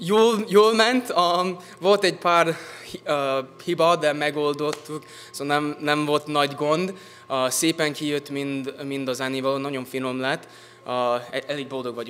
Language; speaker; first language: Hungarian; early bilingual, heritage; English